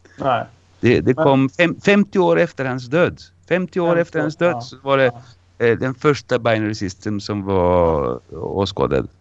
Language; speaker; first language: Swedish; non-native, fluent; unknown